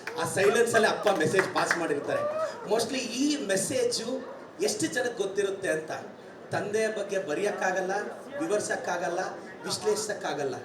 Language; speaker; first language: Kannada; native; Kannada